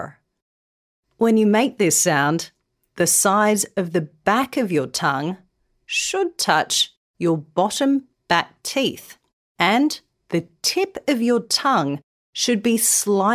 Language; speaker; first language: English; native; English